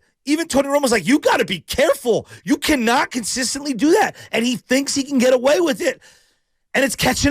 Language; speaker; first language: English; native; English